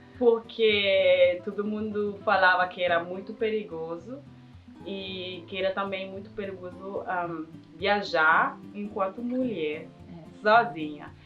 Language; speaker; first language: Portuguese; non-native, fluent; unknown